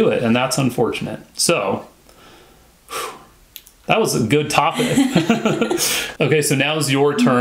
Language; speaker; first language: English; native; English